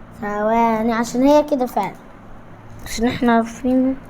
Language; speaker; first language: Arabic; native; Arabic